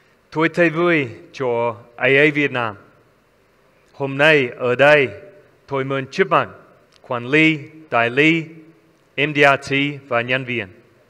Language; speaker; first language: Vietnamese; non-native, learner; English